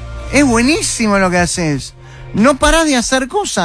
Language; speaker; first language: Spanish; native; Spanish